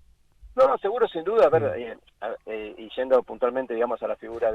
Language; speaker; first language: Spanish; native; Spanish